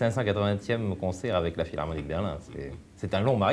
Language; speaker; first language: French; native; French